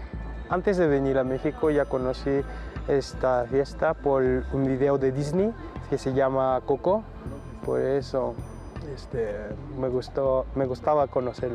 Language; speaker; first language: Spanish; non-native, learner; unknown